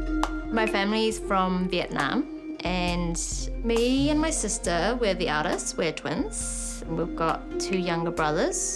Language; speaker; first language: English; early bilingual, other home language; Vietnamese